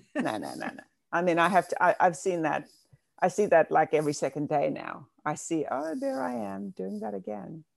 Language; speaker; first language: English; native; English